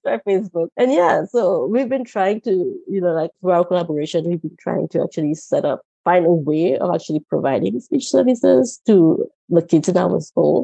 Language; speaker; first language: English; non-native, fluent; Morisyen